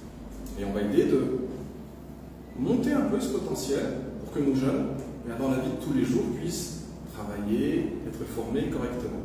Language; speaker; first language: French; native; French